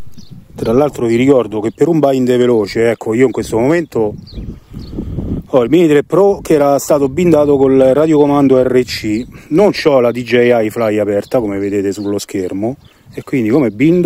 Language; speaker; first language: Italian; native; Italian